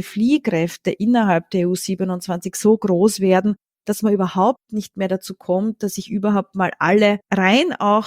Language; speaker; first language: German; native; German